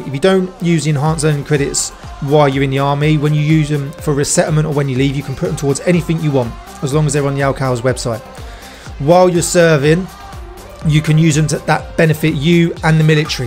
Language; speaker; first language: English; native; English